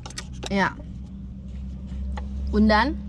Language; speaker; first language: German; non-native, learner; Indonesian